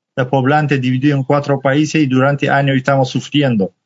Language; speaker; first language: Spanish; non-native, fluent; Arabic